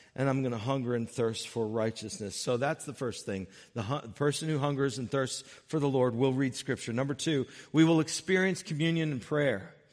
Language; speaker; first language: English; native; English